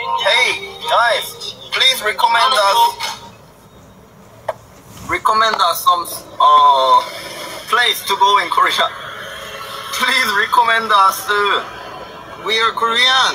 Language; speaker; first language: English; non-native, learner; Korean